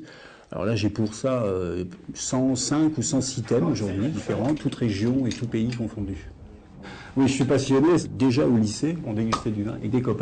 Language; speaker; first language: French; native; French